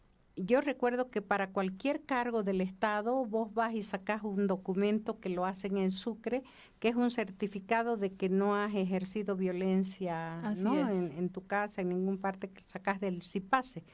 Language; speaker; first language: Spanish; native; Spanish